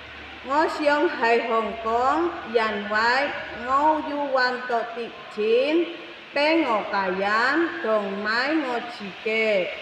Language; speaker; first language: Cantonese; non-native, learner; Indonesian